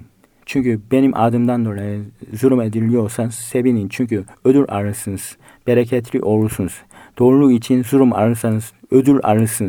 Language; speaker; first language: Turkish; non-native, fluent; Korean